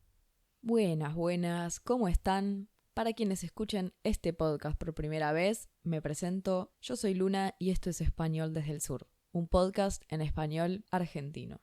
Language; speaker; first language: Spanish; native; Spanish